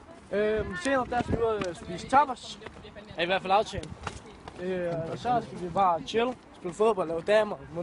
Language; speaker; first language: Danish; native; Danish